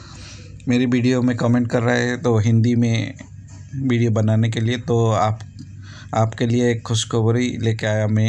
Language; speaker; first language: Hindi; non-native, local second language; Bangla